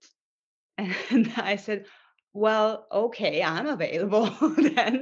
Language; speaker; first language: English; non-native, fluent; Hungarian